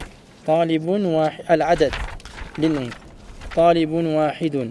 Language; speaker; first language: Arabic; non-native, fluent; French